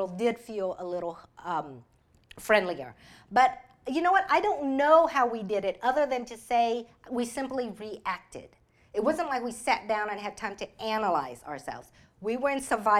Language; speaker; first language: English; early bilingual, other home language; Vietnamese